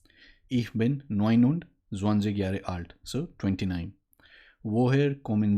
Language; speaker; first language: German; non-native, learner; Maithili